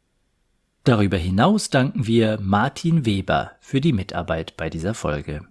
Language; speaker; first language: German; native; German